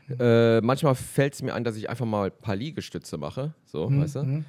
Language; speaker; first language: German; native; German